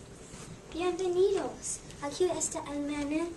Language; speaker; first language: Spanish; non-native, learner; English